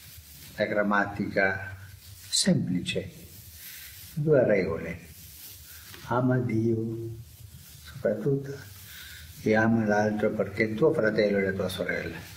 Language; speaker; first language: Italian; non-native, fluent; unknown